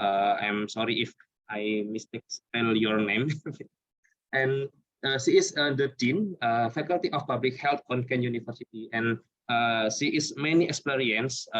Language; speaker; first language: English; non-native, learner; Indonesian